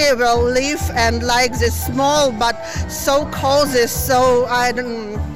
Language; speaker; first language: English; non-native, learner; Ukrainian